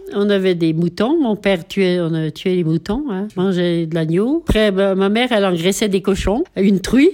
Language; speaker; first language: French; native; French